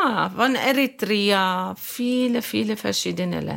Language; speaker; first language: German; non-native, learner; Arabic